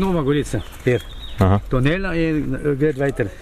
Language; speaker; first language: German; non-native, learner; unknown